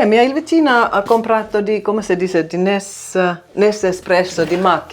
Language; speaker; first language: Italian; non-native, learner; Finnish